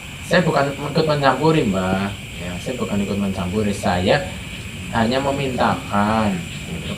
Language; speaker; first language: Indonesian; native; Indonesian